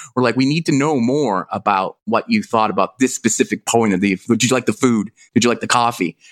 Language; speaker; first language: English; native; English